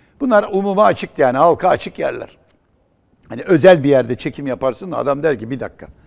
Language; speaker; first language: Turkish; native; Turkish